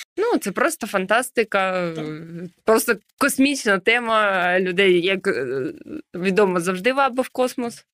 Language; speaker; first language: Ukrainian; native; Ukrainian